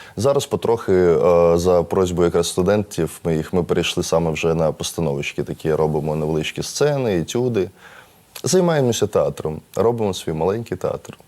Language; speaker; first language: Ukrainian; non-native, local second language; Russian